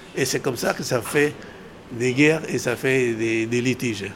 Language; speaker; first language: French; non-native, fluent; Vietnamese